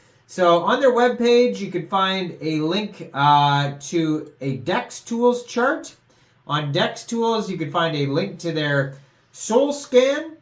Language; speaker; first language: English; native; English